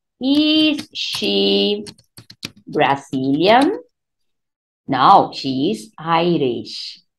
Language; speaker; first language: English; non-native, learner; Spanish